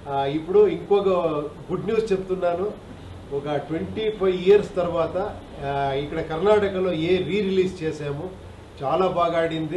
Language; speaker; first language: Telugu; non-native, fluent; Kannada